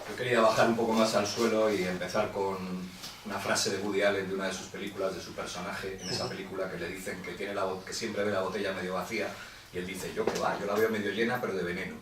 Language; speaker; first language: Spanish; native; Spanish